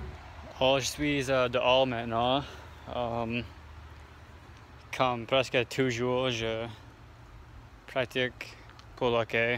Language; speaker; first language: French; non-native, learner; English